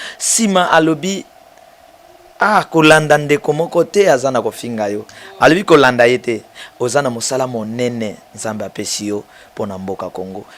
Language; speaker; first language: Lingala; native; Lingala